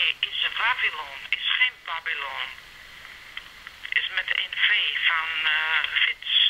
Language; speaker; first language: Dutch; non-native, learner; Serbian